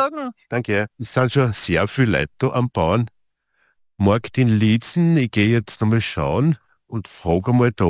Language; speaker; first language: German; native; German